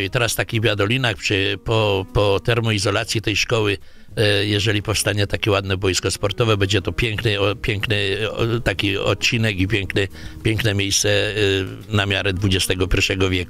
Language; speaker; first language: Polish; native; Polish